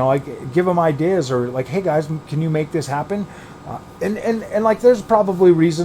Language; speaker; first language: English; native; English